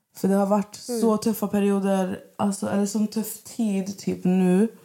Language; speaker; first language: Swedish; native; Swedish